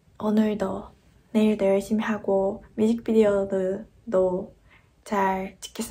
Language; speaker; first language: Korean; non-native, fluent; Japanese